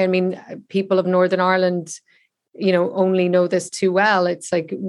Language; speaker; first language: English; native; English